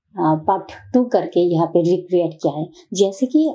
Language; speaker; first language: Hindi; non-native, learner; Bangla